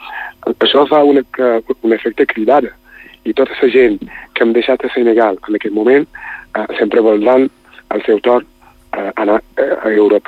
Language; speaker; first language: Catalan; non-native, fluent; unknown